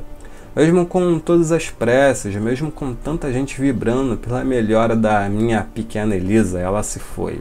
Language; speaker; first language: Portuguese; native; Portuguese